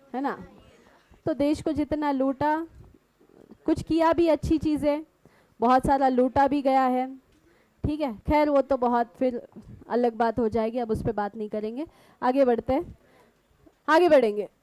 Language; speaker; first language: Hindi; non-native, local second language; Marathi